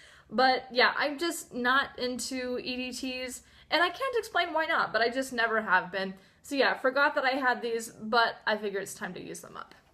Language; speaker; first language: English; native; English